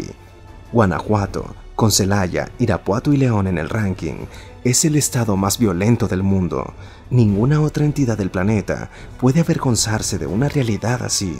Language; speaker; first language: Spanish; native; Spanish